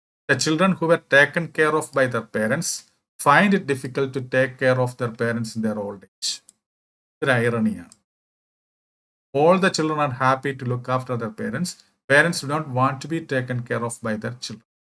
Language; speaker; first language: English; non-native, local second language; Malayalam